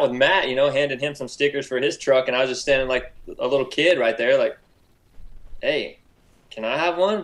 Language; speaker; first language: English; native; English